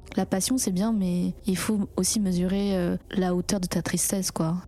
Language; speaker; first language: French; early bilingual, other home language; Chinese